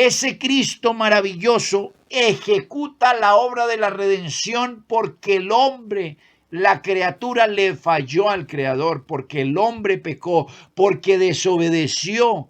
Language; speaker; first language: Spanish; native; Spanish